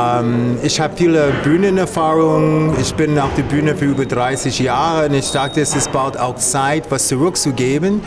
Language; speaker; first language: German; non-native, fluent; English